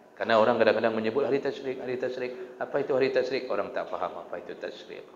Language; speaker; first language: Malay; non-native, local second language; Achinese